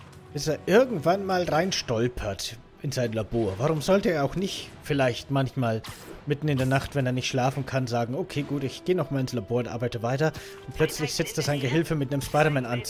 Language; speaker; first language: German; native; German